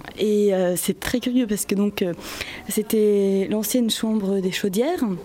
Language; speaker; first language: French; native; French